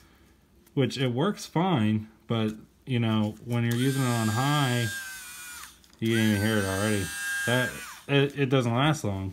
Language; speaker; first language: English; native; English